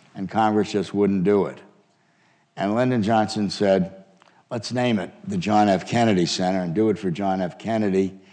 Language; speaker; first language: English; native; English